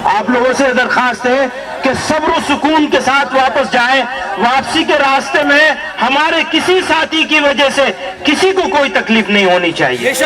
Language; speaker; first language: Urdu; native; Urdu